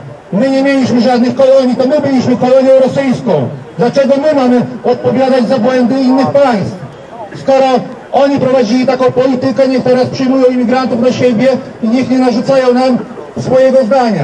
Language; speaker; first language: Polish; native; Polish